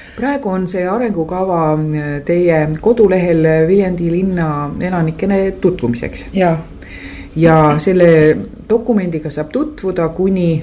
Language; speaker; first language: Estonian; native; Estonian